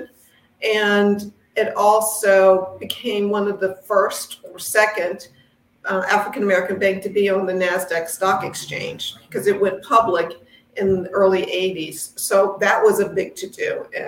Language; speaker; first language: English; native; English